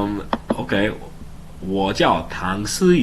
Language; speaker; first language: Chinese; non-native, learner; English